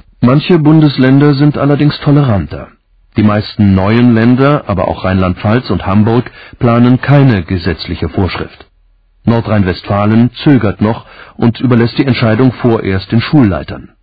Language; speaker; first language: German; native; German